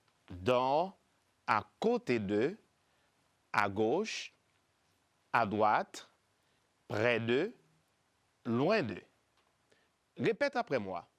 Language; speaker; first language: French; non-native, fluent; Spanish